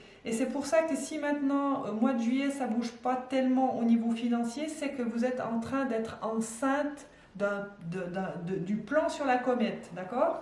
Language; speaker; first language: French; native; French